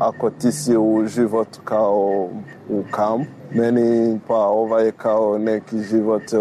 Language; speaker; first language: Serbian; non-native, learner; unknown